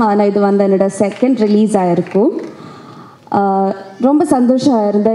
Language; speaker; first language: Tamil; non-native, learner; Malayalam